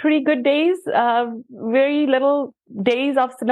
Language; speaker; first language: English; non-native, local second language; Punjabi